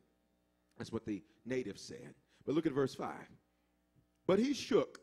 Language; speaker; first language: English; native; English